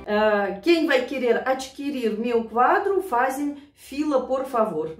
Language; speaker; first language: Portuguese; non-native, learner; Russian